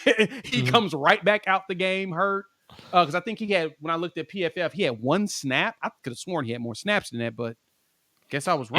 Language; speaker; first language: English; native; English